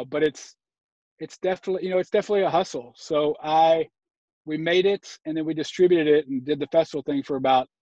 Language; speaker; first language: English; native; English